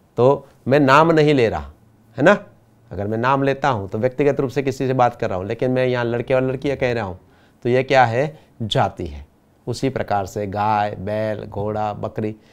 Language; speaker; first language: Hindi; non-native, local second language; Gujarati